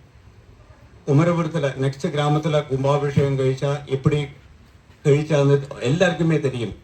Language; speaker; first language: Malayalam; non-native, local second language; Tamil